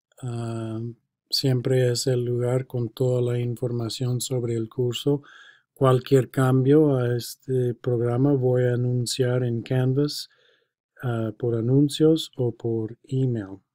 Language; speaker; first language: Spanish; non-native, fluent; English